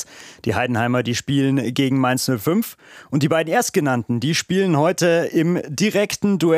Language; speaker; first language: German; native; German